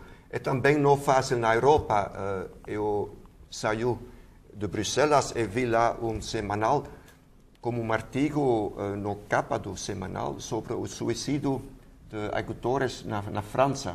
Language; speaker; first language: Portuguese; non-native, fluent; Dutch